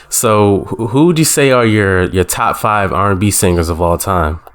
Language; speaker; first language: English; native; English